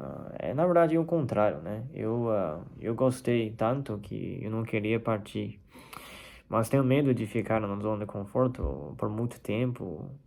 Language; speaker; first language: Portuguese; non-native, fluent; Chinese